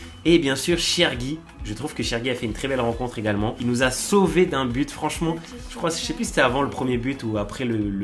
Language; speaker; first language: French; native; French